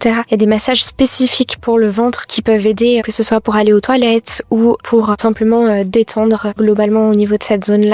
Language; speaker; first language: French; native; French